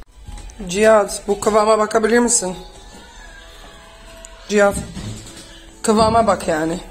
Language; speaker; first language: Turkish; early bilingual, heritage; Dutch